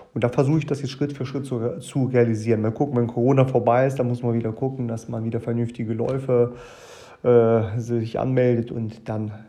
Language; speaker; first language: German; early bilingual, other home language; Russian